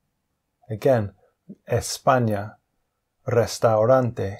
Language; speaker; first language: Spanish; non-native, fluent; English